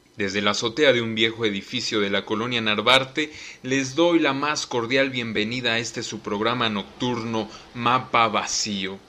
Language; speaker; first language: Spanish; native; Spanish